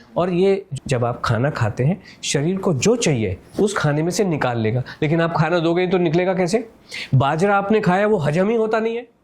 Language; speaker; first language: Hindi; native; Hindi